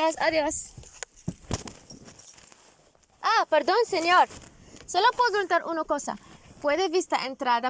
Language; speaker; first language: Spanish; non-native, learner; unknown